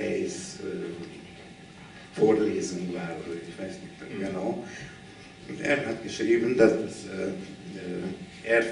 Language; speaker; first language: German; non-native, learner; Hungarian